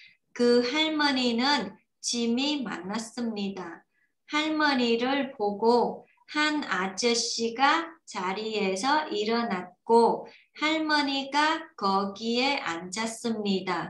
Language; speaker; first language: Korean; non-native, learner; Vietnamese